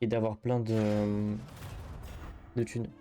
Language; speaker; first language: French; native; French